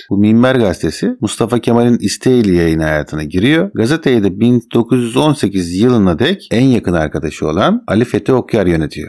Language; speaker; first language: Turkish; native; Turkish